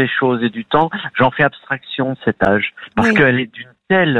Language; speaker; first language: French; native; French